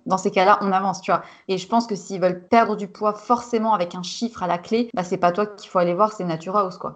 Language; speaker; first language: French; native; French